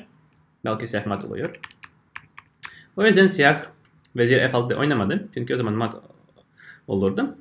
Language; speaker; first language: Turkish; non-native, fluent; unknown